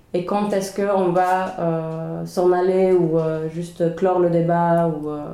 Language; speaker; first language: French; early bilingual, other home language; Swedish